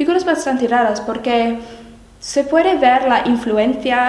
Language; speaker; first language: Spanish; non-native, learner; English